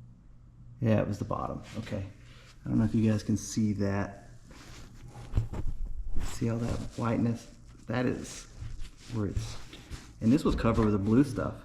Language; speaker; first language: English; native; English